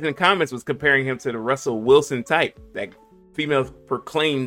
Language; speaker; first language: English; native; English